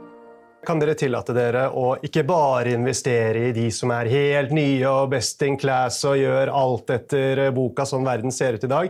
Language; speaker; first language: Norwegian; native; Norwegian